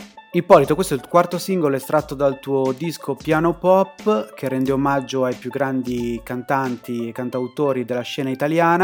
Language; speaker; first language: Italian; native; Italian